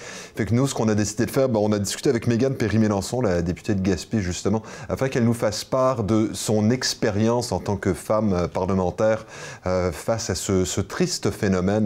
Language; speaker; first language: French; native; French